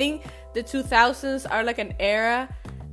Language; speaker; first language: English; non-native, fluent; Spanish